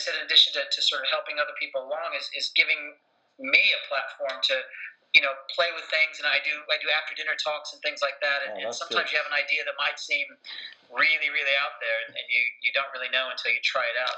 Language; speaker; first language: English; native; English